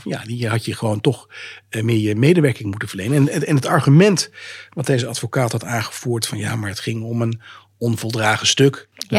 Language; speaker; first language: Dutch; native; Dutch